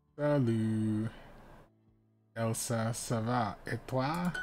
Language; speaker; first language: French; non-native, learner; English